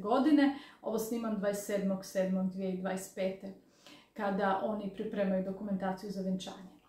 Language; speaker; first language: Croatian; native; Croatian